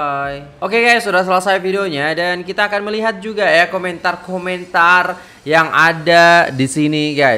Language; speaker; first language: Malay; non-native, local second language; Javanese